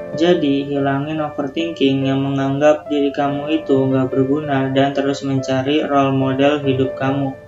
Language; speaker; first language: Indonesian; native; Indonesian